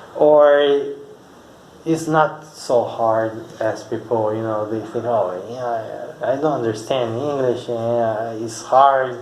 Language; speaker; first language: English; non-native, fluent; Portuguese